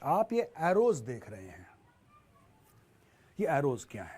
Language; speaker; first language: Hindi; native; Hindi